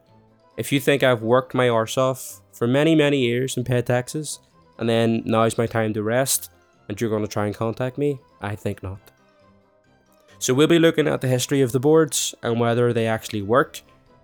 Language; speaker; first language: English; native; English